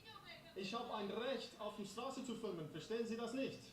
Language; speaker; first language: German; non-native, learner; English